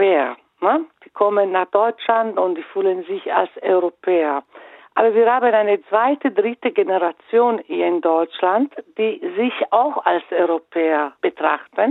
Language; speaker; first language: German; non-native, fluent; Italian